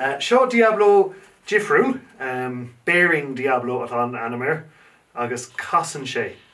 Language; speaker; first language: Irish; native; Irish